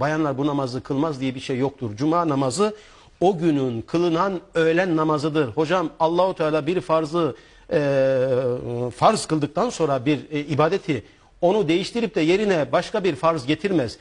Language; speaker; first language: Turkish; native; Turkish